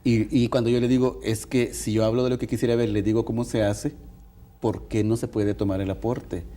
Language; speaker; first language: Spanish; native; Spanish